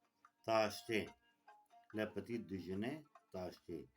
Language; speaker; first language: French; non-native, learner; Kurdish